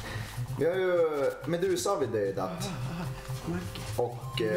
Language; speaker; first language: Swedish; native; Swedish